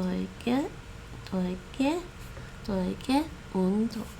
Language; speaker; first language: Vietnamese; non-native, learner; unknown